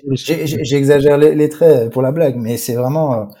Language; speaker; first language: French; native; French